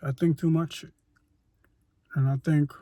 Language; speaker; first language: English; native; English